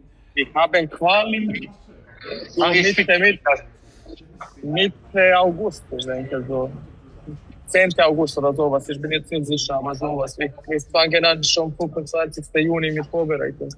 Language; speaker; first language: German; non-native, fluent; Serbian